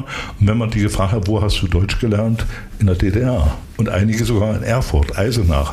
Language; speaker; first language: German; native; German